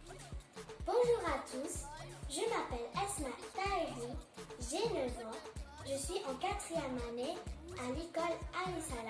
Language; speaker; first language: French; non-native, learner; Arabic